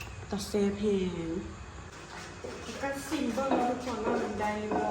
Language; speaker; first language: Thai; non-native, local second language; Lao